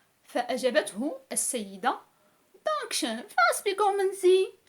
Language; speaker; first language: German; non-native, learner; Arabic